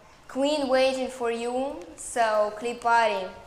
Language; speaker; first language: English; non-native, learner; Russian